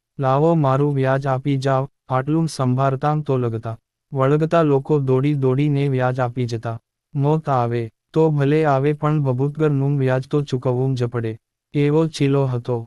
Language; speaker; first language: Gujarati; native; Gujarati